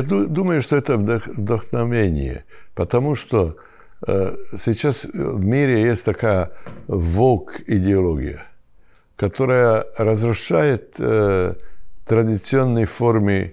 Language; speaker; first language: Russian; non-native, learner; Serbian